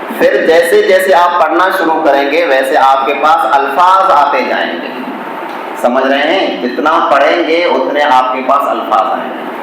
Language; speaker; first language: Urdu; non-native, local second language; Kachhi